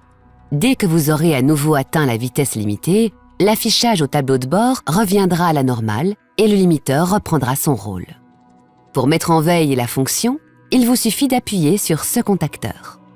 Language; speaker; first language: French; native; French